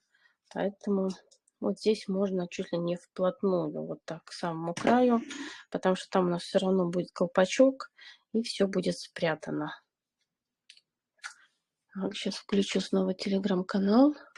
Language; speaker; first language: Russian; native; Russian